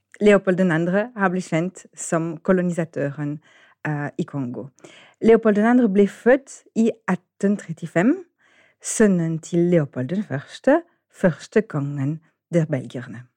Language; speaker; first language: Norwegian; non-native, fluent; French